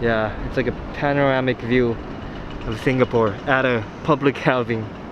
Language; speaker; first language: English; non-native, fluent; Japanese